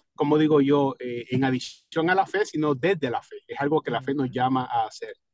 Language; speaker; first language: Spanish; native; Spanish